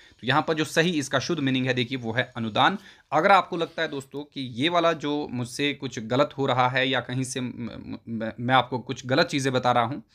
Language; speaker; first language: Hindi; native; Hindi